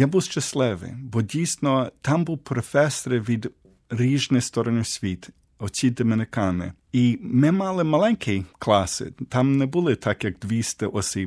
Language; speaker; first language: Ukrainian; early bilingual, heritage; Ukrainian